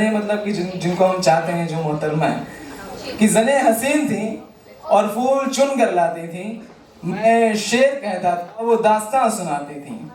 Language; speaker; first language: Hindi; native; Hindi